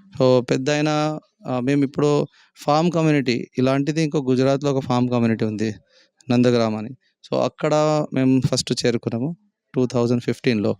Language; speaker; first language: Telugu; native; Telugu